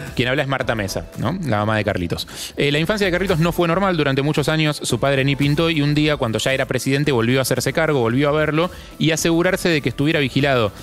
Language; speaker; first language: Spanish; native; Spanish